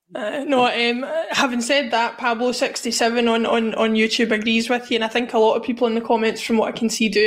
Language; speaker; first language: English; native; English